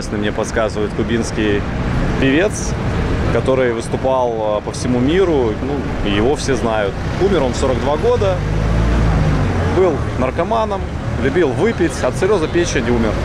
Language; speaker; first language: Russian; native; Russian